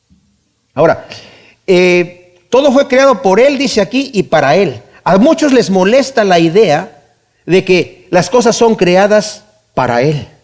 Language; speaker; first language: Spanish; native; Spanish